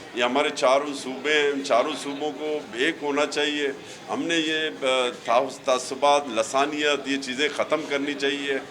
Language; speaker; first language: Urdu; non-native, local second language; Baluchi